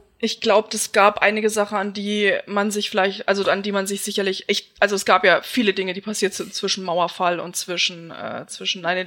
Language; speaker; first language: German; native; German